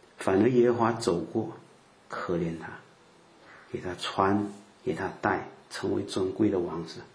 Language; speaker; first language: Chinese; native; Chinese